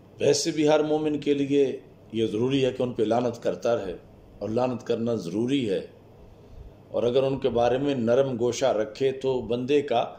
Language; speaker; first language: Urdu; non-native, local second language; Punjabi